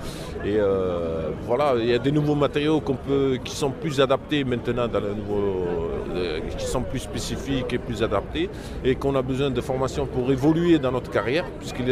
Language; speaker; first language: French; native; French